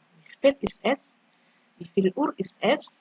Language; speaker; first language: German; non-native, fluent; Indonesian